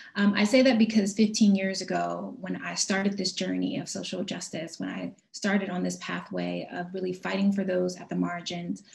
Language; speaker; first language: English; native; English